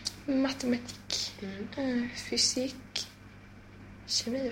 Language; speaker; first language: French; non-native, learner; Swedish